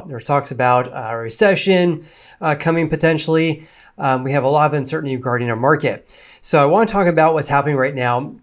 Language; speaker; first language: English; native; English